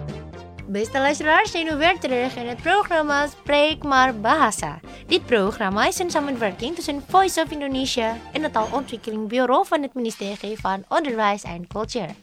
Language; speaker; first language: Dutch; non-native, fluent; Indonesian